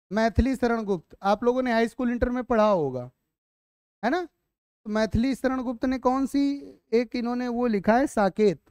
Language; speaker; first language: Hindi; native; Hindi